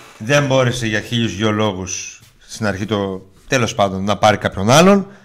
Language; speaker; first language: Greek; early bilingual, heritage; Greek